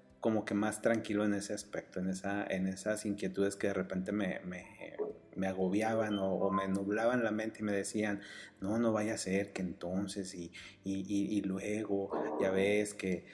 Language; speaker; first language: Spanish; native; Spanish